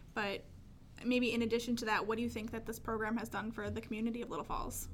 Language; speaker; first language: English; native; English